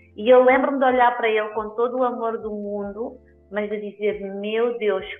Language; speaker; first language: Portuguese; non-native, local second language; Kabuverdianu